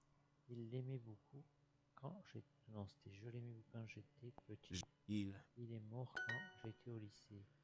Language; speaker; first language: French; non-native, learner; English